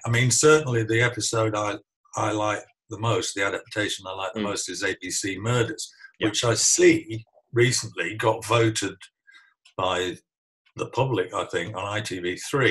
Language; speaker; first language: English; native; English